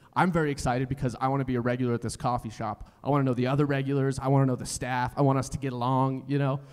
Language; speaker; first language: English; native; English